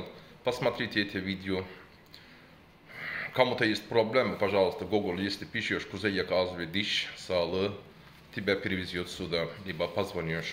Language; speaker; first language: Russian; non-native, learner; Turkish